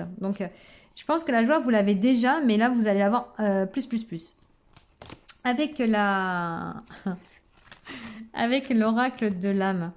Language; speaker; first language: French; native; French